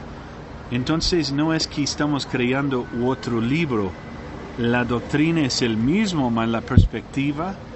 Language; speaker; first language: Spanish; non-native, learner; English